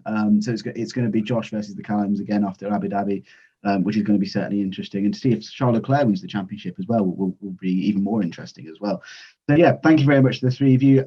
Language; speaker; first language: English; native; English